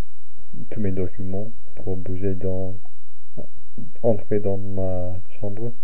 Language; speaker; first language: French; non-native, learner; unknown